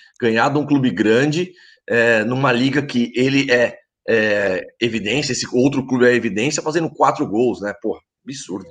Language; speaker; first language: Portuguese; native; Portuguese